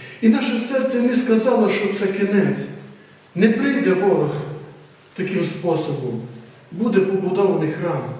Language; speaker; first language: Ukrainian; native; Ukrainian